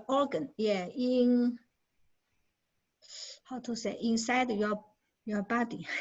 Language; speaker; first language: English; non-native, learner; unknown